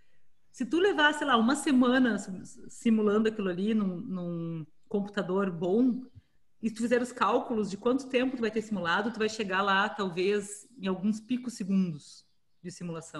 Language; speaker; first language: Portuguese; native; Portuguese